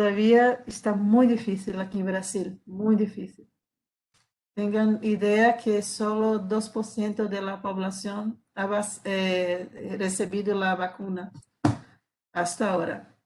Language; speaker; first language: Spanish; non-native, learner; Portuguese